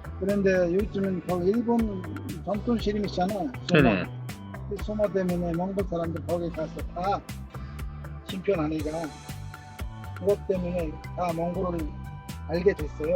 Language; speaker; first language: Korean; non-native, learner; Mongolian